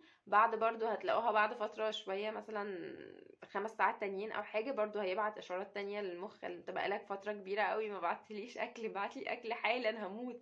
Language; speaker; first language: Arabic; native; Arabic